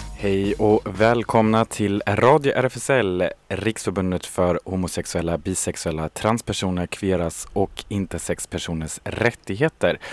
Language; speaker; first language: Swedish; non-native, fluent; German